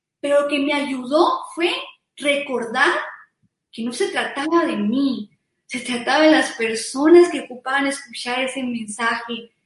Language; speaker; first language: Spanish; early bilingual, heritage; Spanish